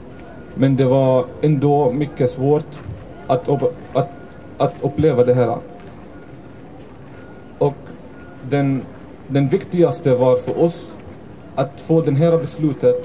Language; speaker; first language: Swedish; non-native, fluent; Arabic